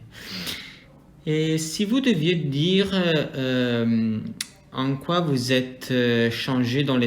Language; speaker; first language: French; non-native, fluent; Italian